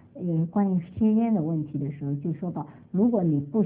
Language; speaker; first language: Chinese; native; Chinese